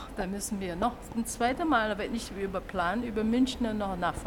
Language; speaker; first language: German; non-native, learner; Chinese